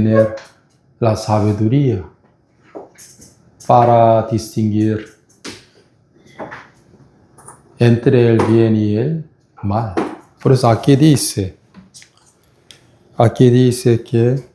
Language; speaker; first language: Spanish; non-native, fluent; Korean